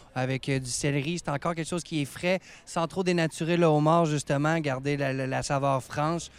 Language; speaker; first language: French; native; French